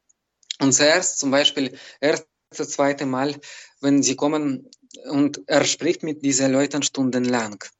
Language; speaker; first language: German; non-native, fluent; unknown